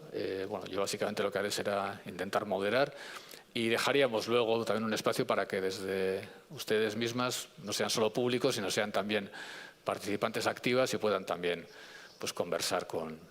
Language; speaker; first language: Spanish; native; Spanish